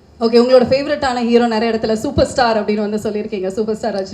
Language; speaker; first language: Tamil; native; Tamil